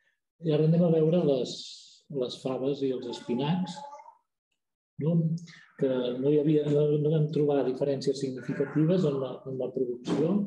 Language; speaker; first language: Catalan; native; Catalan